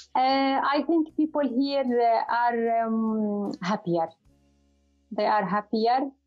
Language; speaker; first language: English; non-native, learner; Arabic